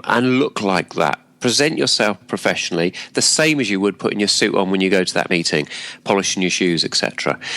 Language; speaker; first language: English; native; English